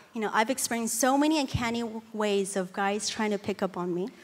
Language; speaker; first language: English; early bilingual, other home language; Chinese